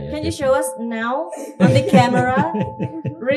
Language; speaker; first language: English; non-native, learner; Indonesian